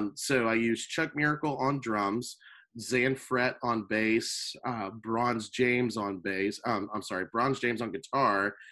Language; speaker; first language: English; native; English